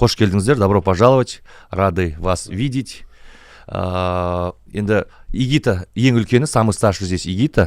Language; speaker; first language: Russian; non-native, local second language; Kazakh